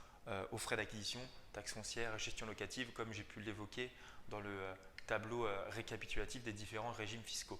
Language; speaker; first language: French; native; French